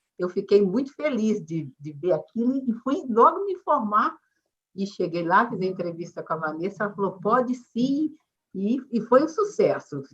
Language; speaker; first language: Portuguese; native; Portuguese